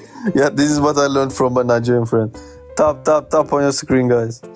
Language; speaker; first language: English; non-native, fluent; Turkish